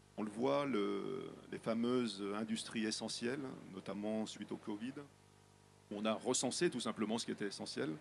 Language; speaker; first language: French; native; French